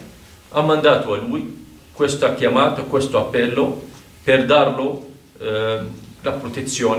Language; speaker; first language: Italian; non-native, fluent; Arabic